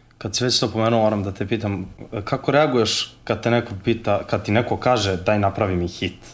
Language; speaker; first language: Serbian; native; Serbian